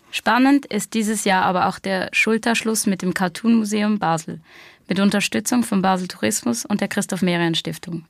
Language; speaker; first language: German; non-native, fluent; English